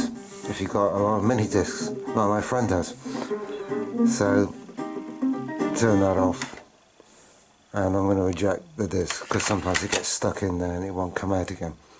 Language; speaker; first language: English; native; English